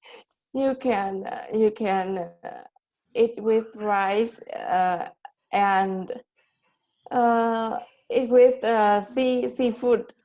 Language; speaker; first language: English; non-native, learner; Vietnamese